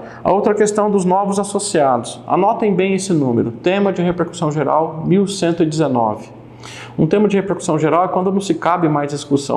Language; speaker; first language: Portuguese; native; Portuguese